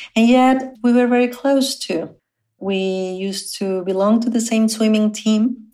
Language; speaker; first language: English; non-native, fluent; Spanish